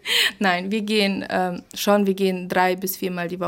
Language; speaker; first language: German; early bilingual, other home language; Russian